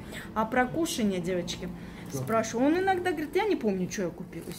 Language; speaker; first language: Russian; native; Russian